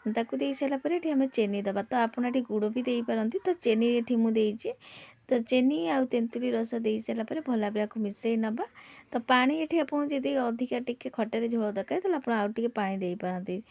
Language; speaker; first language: Odia; native; Odia